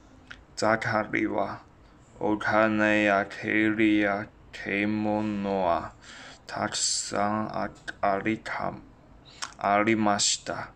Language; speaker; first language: Japanese; non-native, learner; Chinese